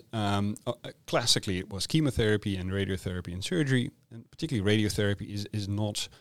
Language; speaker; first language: English; non-native, fluent; Dutch